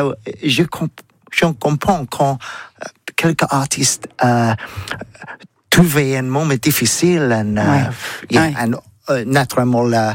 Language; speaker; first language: French; non-native, learner; English